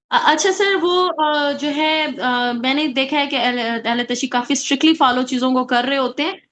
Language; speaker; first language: Urdu; native; Urdu